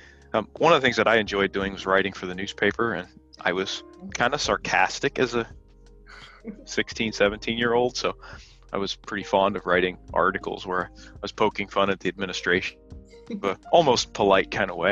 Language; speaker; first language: English; native; English